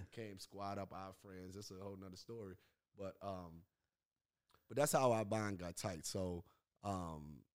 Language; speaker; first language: English; native; English